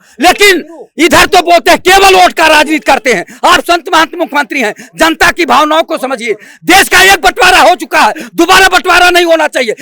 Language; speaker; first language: Hindi; native; Hindi